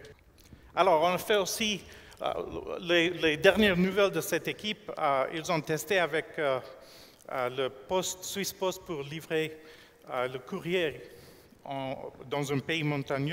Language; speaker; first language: French; non-native, fluent; English